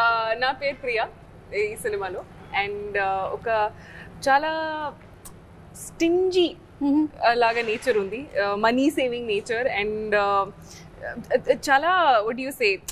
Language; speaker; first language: Telugu; non-native, learner; Hindi